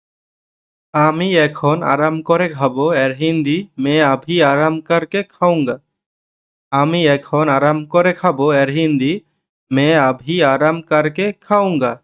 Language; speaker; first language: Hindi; non-native, learner; Bangla